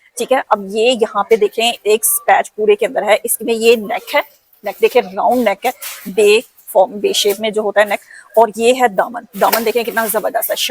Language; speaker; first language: Urdu; non-native, local second language; Punjabi